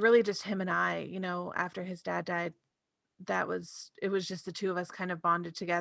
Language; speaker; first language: English; native; English